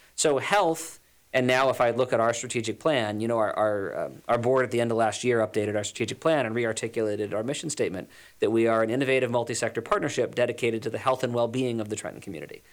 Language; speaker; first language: English; native; English